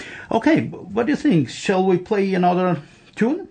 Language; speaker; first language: English; non-native, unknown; German